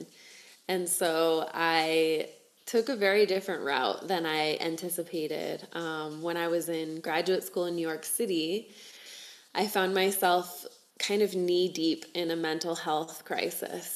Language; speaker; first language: English; native; English